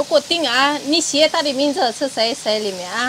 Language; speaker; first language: Chinese; non-native, learner; Indonesian